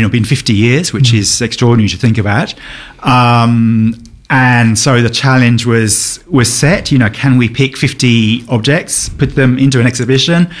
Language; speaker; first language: English; native; English